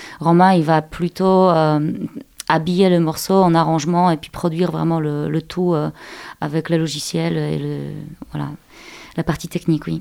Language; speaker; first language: French; non-native, fluent; Polish